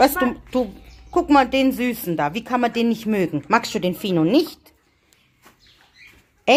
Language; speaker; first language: German; native; German